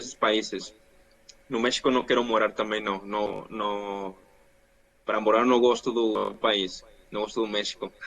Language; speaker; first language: Portuguese; non-native, fluent; Spanish